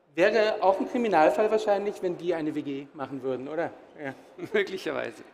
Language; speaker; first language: German; native; German